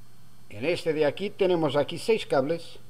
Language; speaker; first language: Spanish; non-native, fluent; Portuguese